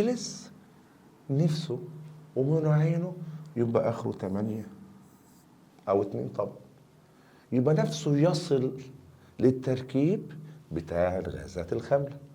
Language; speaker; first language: Arabic; native; Arabic